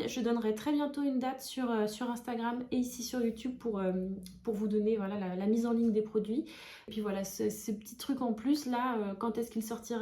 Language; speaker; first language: French; native; French